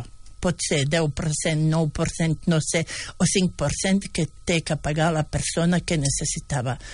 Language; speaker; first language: Catalan; non-native, fluent; Bosnian